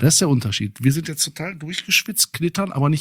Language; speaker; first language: German; native; German